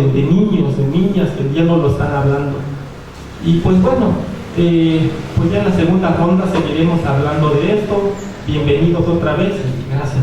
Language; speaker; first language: Spanish; non-native, local second language; Zapotec